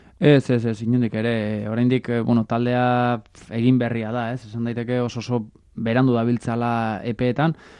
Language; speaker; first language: Basque; native; Basque